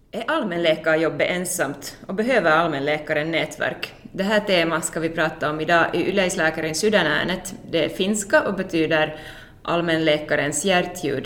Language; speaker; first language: Swedish; native; Swedish